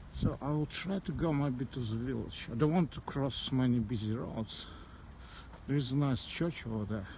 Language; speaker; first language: English; non-native, fluent; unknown